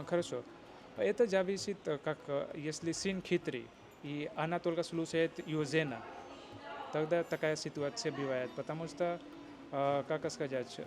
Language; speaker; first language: Russian; non-native, learner; Hindi